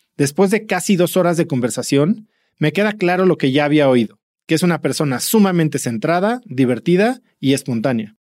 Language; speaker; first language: Spanish; native; Spanish